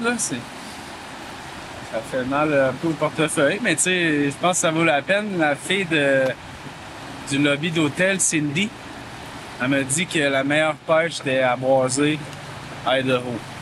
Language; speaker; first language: French; native; French